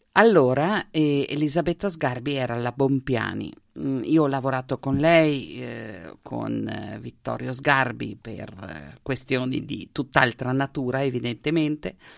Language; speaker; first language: Italian; non-native, local second language; Slovenian